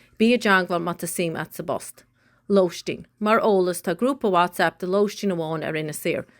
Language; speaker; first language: Irish; native; Irish